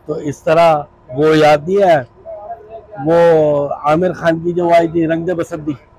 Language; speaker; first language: Urdu; native; Urdu